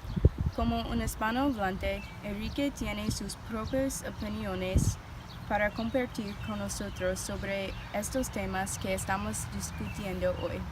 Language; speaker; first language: Spanish; non-native, learner; English